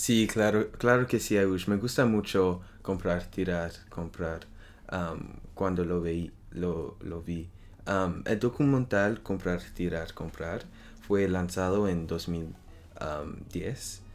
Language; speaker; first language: Spanish; non-native, learner; French